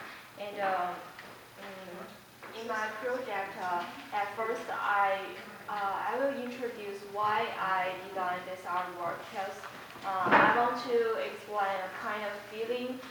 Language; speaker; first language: English; non-native, fluent; Chinese